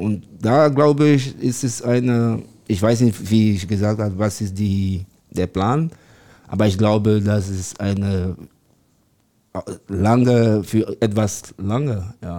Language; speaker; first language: German; non-native, learner; French